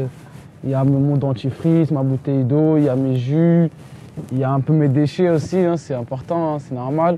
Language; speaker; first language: French; early bilingual, other home language; Portuguese